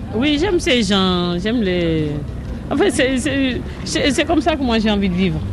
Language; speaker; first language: French; non-native, local second language; Wolof